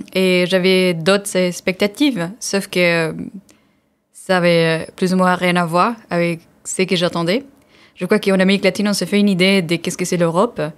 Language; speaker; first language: French; non-native, fluent; Spanish